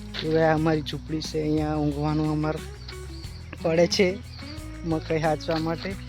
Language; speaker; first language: Gujarati; non-native, local second language; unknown